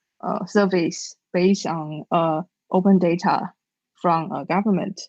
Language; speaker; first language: English; non-native, learner; Chinese